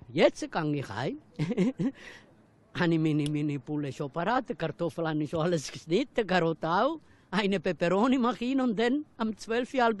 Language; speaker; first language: German; non-native, fluent; Italian